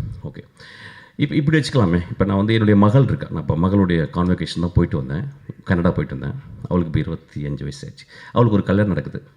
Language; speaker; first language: Tamil; native; Tamil